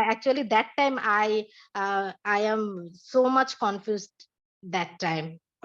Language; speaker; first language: English; non-native, learner; Bangla